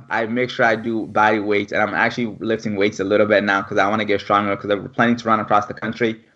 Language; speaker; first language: English; early bilingual, other home language; French